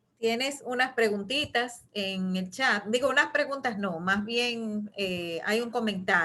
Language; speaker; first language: Spanish; native; Spanish